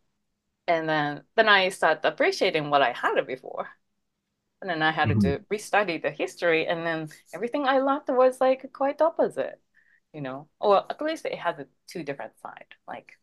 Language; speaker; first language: English; non-native, fluent; Japanese